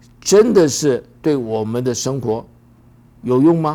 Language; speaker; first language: Chinese; native; Chinese